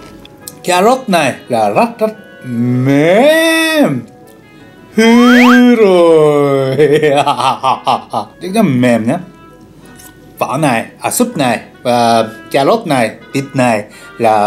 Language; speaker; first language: Vietnamese; non-native, learner; Japanese